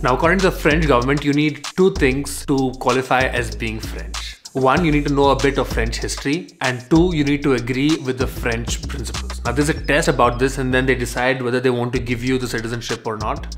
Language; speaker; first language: English; non-native, local second language; Hindi